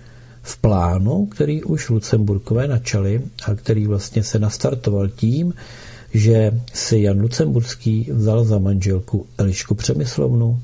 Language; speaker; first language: Czech; native; Czech